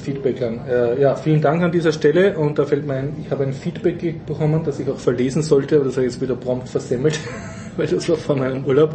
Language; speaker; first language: German; native; German